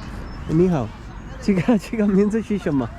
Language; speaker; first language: Chinese; non-native, learner; Urdu